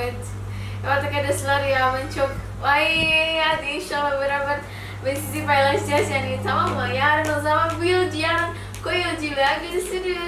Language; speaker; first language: Turkish; non-native, learner; Indonesian